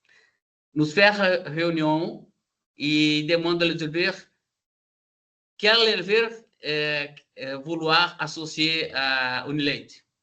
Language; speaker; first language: French; non-native, learner; Portuguese